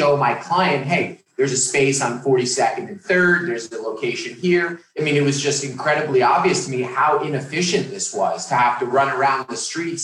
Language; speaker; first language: English; native; English